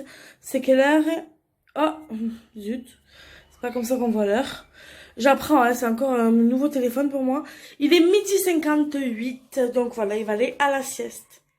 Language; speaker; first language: French; native; French